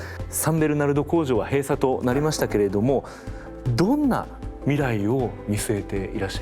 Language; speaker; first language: Japanese; native; Japanese